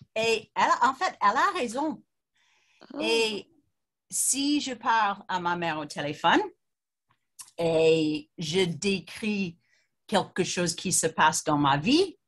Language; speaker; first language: French; non-native, fluent; English